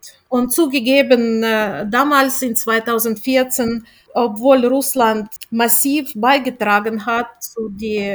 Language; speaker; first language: German; non-native, fluent; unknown